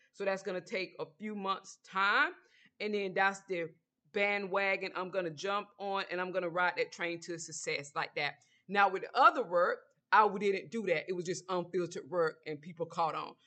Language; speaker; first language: English; native; English